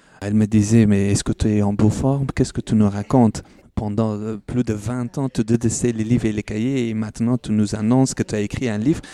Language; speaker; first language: French; non-native, fluent; Persian